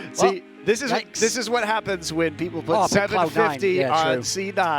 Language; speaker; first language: English; native; English